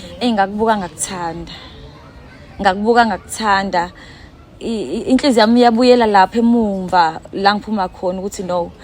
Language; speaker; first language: Zulu; native; Zulu